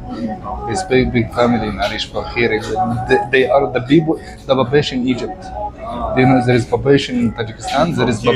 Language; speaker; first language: English; non-native, fluent; Arabic